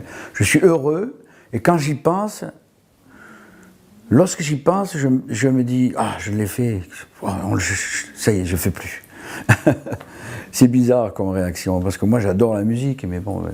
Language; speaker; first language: French; native; French